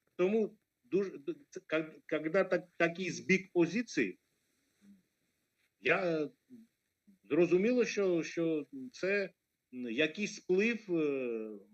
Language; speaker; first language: Ukrainian; non-native, fluent; Georgian